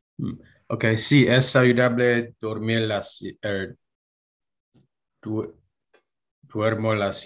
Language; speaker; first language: Spanish; non-native, learner; English